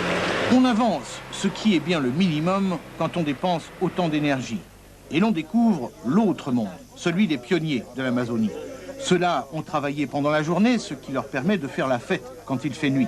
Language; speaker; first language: French; native; French